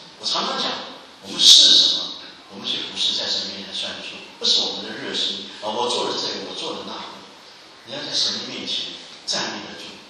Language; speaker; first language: Chinese; native; Chinese